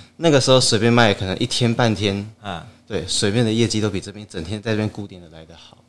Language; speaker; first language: Chinese; native; Chinese